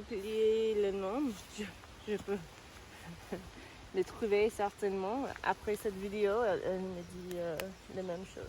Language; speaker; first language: French; non-native, learner; English